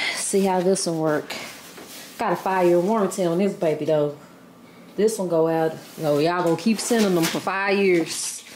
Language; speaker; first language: English; native; English